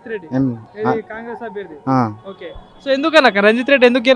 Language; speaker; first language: Telugu; native; Telugu